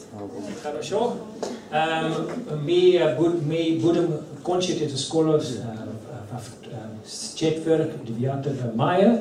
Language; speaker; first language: Russian; non-native, learner; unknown